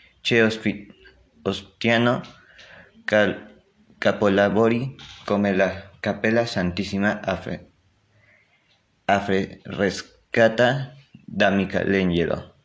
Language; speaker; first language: Italian; non-native, learner; Spanish